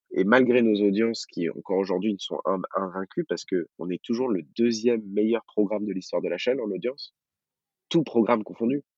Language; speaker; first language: French; early bilingual, other home language; Arabic